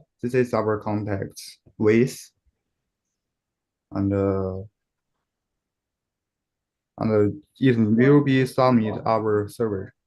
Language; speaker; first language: English; non-native, learner; Chinese